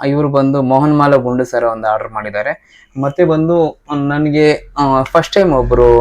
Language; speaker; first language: Kannada; non-native, local second language; Telugu